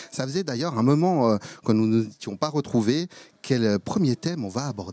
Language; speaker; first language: French; native; French